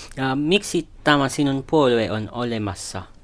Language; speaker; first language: Finnish; non-native, learner; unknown